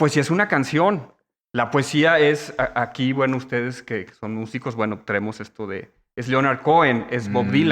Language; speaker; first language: Spanish; native; Spanish